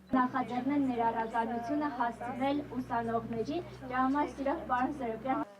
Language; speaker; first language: Armenian; native; Armenian